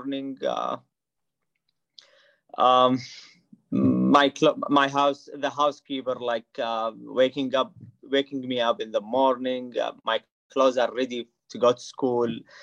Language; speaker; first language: English; non-native, fluent; Arabic